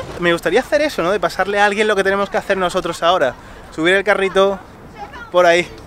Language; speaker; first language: Spanish; native; Spanish